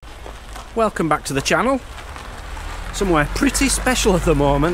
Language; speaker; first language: English; native; English